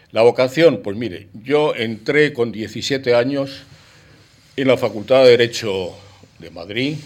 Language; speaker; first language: Spanish; native; Spanish